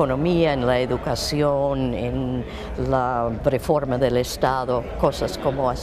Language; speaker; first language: Spanish; non-native, fluent; English